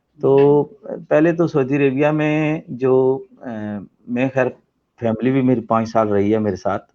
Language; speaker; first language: Urdu; non-native, local second language; Punjabi